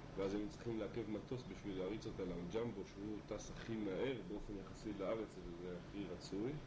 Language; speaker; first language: Hebrew; native; Hebrew